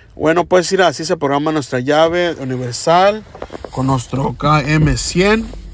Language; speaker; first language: Spanish; early bilingual, heritage; Spanish